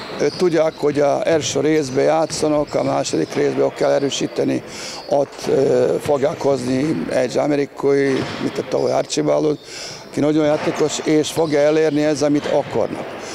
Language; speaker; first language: Hungarian; non-native, learner; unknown